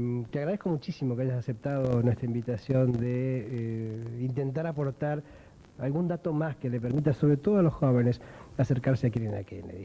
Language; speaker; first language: Spanish; native; Spanish